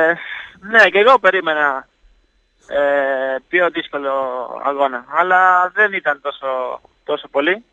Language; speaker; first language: Greek; non-native, fluent; Italian